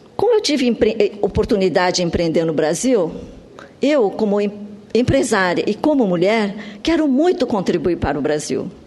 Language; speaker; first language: Portuguese; early bilingual, other home language; Japanese